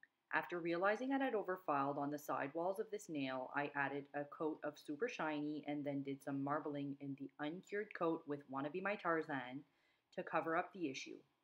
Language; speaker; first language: English; non-native, local second language; French